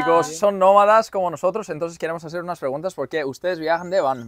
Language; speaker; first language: Spanish; non-native, fluent; Greek